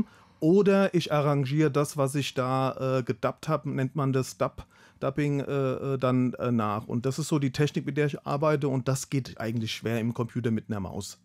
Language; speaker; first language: German; native; German